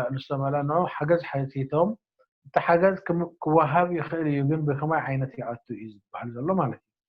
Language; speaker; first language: Tigrinya; non-native, local second language; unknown